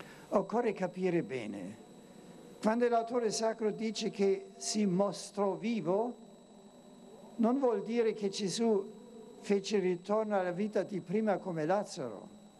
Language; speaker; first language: Italian; non-native, fluent; German